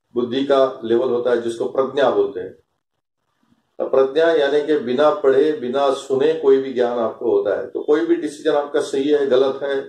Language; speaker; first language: Hindi; non-native, local second language; Marathi